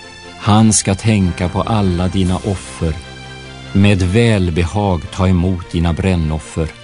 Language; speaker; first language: Swedish; native; Swedish